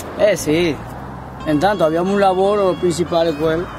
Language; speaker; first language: Italian; non-native, fluent; Spanish